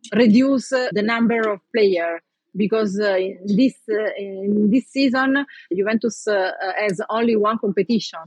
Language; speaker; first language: English; non-native, learner; Italian